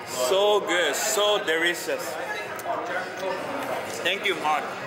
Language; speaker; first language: English; non-native, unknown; Japanese